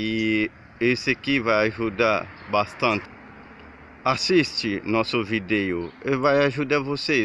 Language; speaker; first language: Portuguese; non-native, learner; Haitian Creole